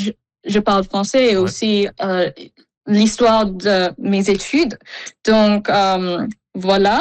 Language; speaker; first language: French; non-native, fluent; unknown